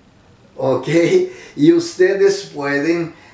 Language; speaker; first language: Spanish; non-native, fluent; Portuguese